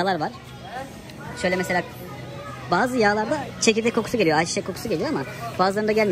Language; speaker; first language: Turkish; native; Turkish